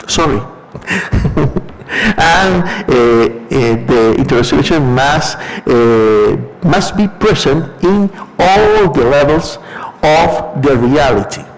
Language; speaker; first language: English; non-native, fluent; Spanish